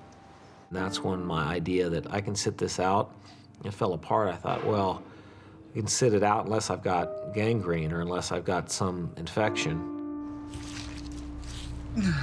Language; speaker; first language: English; native; English